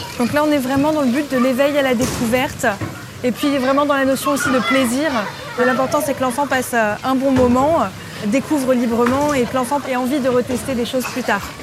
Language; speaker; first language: French; native; French